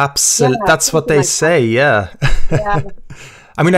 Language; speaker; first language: English; native; English